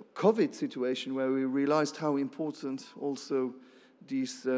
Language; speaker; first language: English; non-native, fluent; Luxembourgish